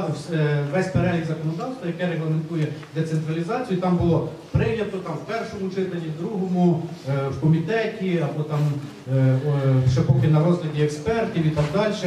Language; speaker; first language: Ukrainian; native; Ukrainian